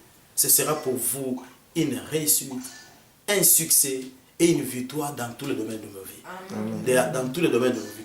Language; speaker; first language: French; non-native, local second language; Lingala